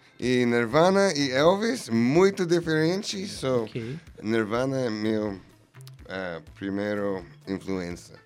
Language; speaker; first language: Portuguese; non-native, learner; English